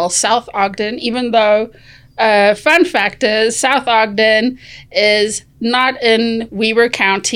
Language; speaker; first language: English; native; English